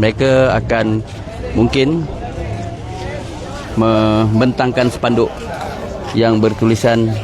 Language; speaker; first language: Malay; native; Malay